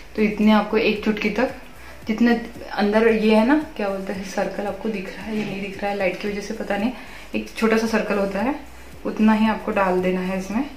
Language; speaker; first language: Hindi; non-native, local second language; Marathi